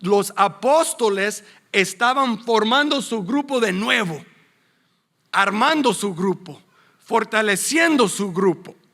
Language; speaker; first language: Spanish; non-native, fluent; English